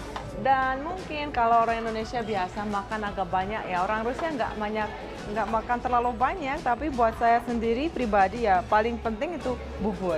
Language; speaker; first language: Indonesian; non-native, fluent; Russian